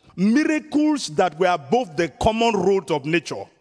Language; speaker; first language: English; non-native, local second language; Yoruba